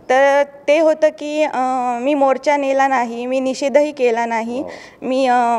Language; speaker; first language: Marathi; native; Marathi